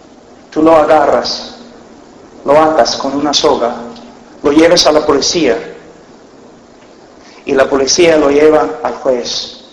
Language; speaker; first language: Spanish; non-native, fluent; English